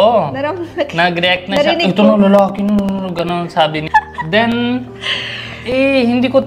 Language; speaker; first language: Filipino; non-native, learner; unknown